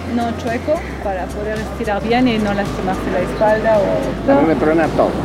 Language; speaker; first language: Spanish; non-native, fluent; French